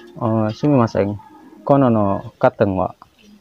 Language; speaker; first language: Japanese; non-native, learner; Indonesian